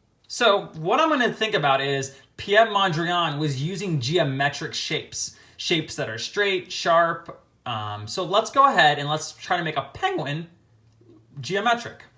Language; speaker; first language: English; native; English